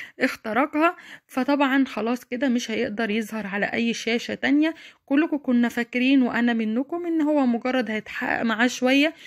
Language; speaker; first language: Arabic; native; Arabic